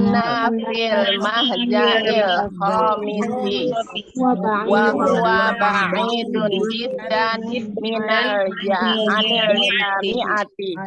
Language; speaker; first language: Arabic; non-native, learner; Indonesian